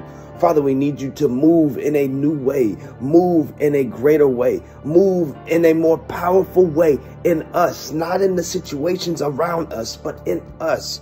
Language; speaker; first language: English; native; English